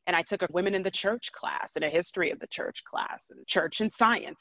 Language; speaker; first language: English; native; English